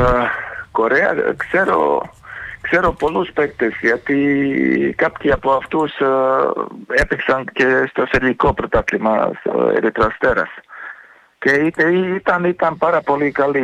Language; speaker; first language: Greek; non-native, fluent; Serbian